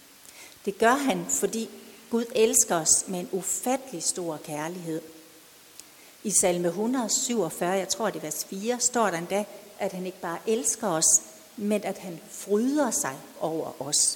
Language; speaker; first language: Danish; native; Danish